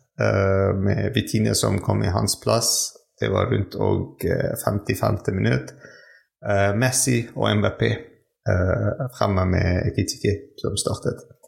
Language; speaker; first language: Norwegian; non-native, fluent; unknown